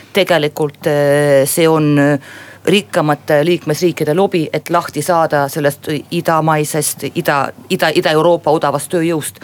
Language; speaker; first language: Estonian; non-native, local second language; Russian